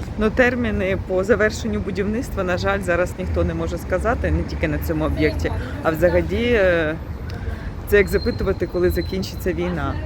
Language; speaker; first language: Ukrainian; native; Ukrainian